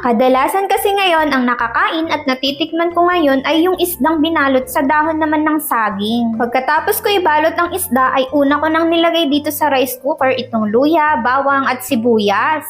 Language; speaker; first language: Filipino; non-native, local second language; Iloko